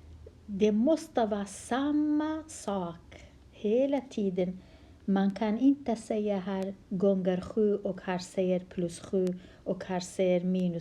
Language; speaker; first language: Swedish; non-native, fluent; Central Kurdish